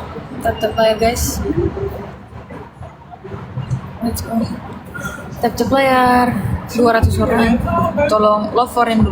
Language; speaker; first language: Indonesian; non-native, learner; Turkish